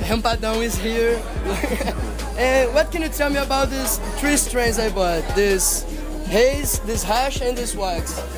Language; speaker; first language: English; non-native, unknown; Portuguese